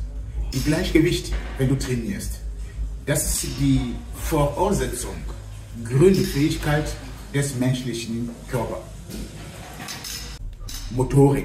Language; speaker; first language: German; non-native, fluent; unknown